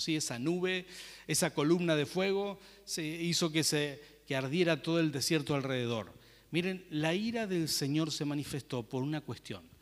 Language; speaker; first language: Spanish; native; Spanish